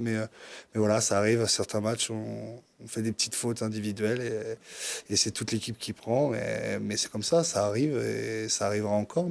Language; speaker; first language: French; native; French